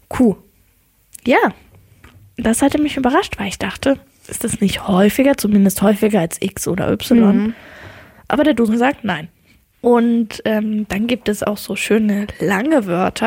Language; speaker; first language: German; native; German